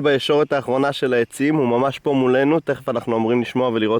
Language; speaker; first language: Hebrew; native; Hebrew